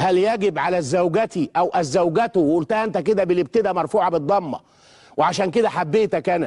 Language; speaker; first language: Arabic; native; Arabic